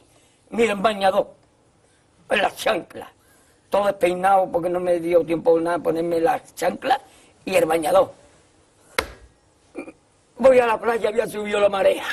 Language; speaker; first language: Spanish; native; Spanish